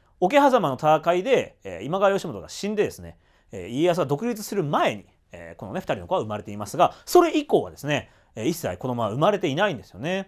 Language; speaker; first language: Japanese; native; Japanese